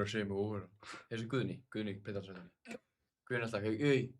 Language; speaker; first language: Icelandic; native; Icelandic